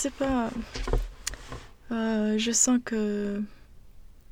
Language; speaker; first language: French; non-native, fluent; Swedish